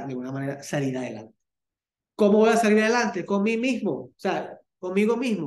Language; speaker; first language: Spanish; native; Spanish